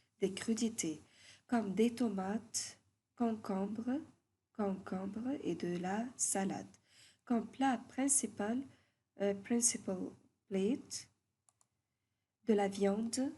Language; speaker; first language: French; non-native, fluent; Arabic